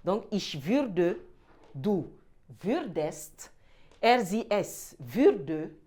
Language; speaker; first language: German; non-native, fluent; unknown